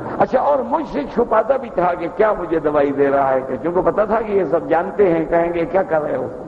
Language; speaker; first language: Urdu; non-native, local second language; Saraiki